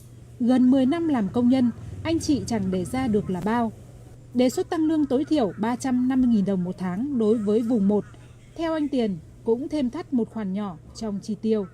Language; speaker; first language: Vietnamese; native; Vietnamese